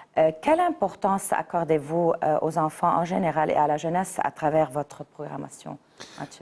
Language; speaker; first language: French; non-native, local second language; Arabic